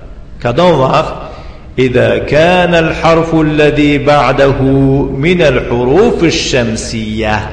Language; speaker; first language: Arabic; non-native, fluent; Tajik